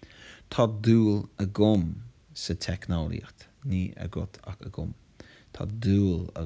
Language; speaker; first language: Irish; non-native, local second language; English